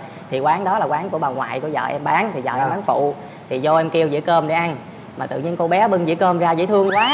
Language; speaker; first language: Vietnamese; native; Vietnamese